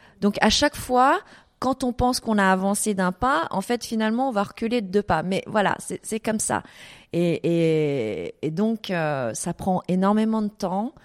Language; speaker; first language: French; early bilingual, other home language; Vietnamese